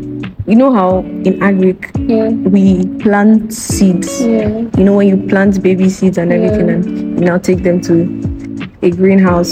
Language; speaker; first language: English; non-native, local second language; Yoruba